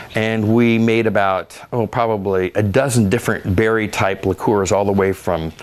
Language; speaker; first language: English; native; English